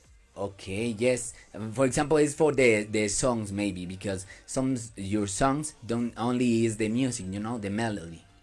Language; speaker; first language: English; non-native, learner; Spanish